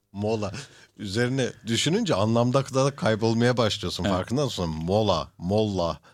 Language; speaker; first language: Turkish; early bilingual, heritage; Turkish